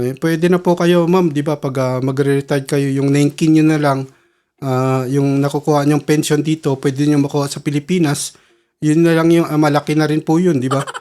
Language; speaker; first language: Filipino; early bilingual, heritage; Filipino